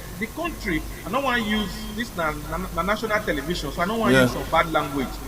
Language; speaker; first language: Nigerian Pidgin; non-native, local second language; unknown